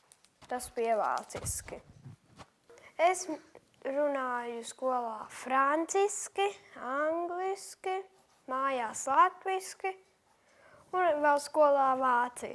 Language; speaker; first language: Latvian; early bilingual, heritage; Latvian